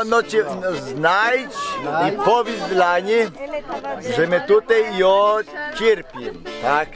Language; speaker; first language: Polish; early bilingual, heritage; Polish